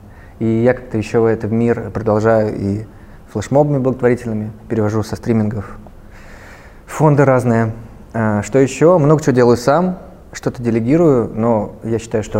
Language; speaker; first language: Russian; native; Russian